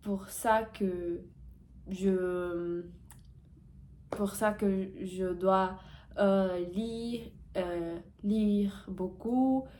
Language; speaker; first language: French; non-native, learner; Portuguese